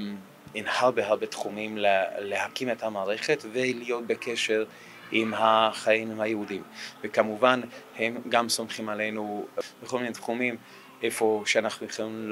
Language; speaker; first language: Hebrew; non-native, fluent; German